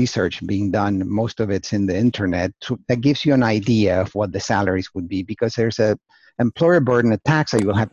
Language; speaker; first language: English; non-native, fluent; Spanish